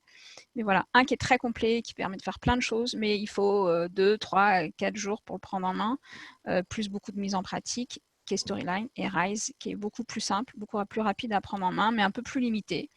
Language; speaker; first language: French; native; French